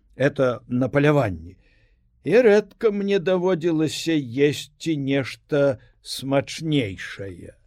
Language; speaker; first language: Belarusian; non-native, local second language; Russian